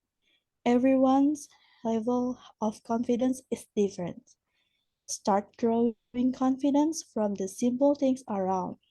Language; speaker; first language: English; non-native, learner; Indonesian